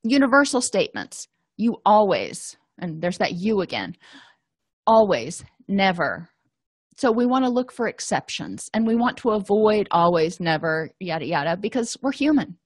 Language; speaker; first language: English; native; English